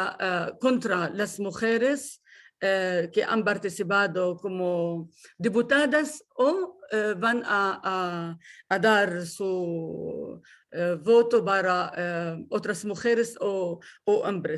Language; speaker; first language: Spanish; non-native, fluent; Arabic